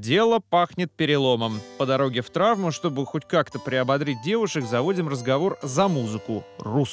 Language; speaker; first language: Russian; native; Russian